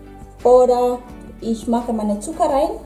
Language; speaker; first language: German; non-native, fluent; Swahili